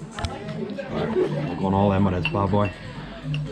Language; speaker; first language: English; native; English